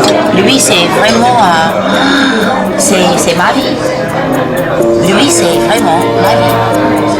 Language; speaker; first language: French; non-native, fluent; English